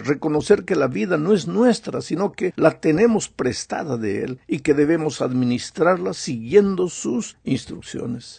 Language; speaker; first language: Spanish; native; Spanish